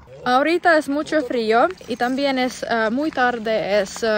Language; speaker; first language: Spanish; non-native, learner; Finnish